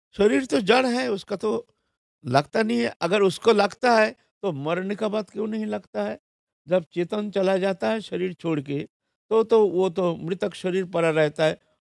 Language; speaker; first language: Hindi; non-native, local second language; Bangla